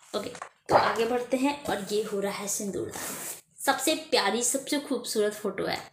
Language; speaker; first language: Hindi; native; Hindi